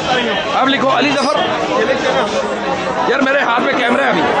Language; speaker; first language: Hindi; non-native, local second language; Punjabi